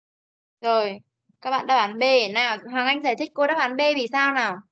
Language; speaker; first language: Vietnamese; native; Vietnamese